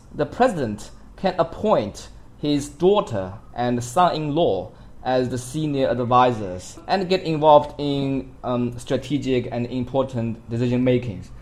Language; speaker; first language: English; non-native, fluent; Chinese